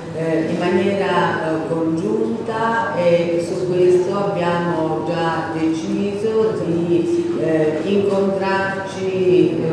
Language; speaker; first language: Italian; native; Italian